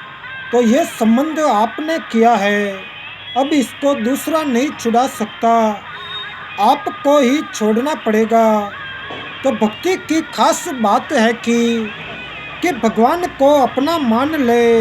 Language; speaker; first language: Hindi; native; Hindi